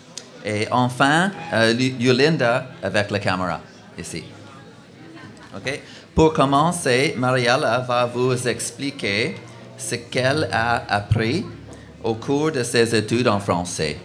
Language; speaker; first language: French; non-native, local second language; English